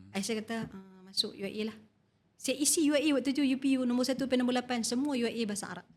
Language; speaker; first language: Malay; native; Malay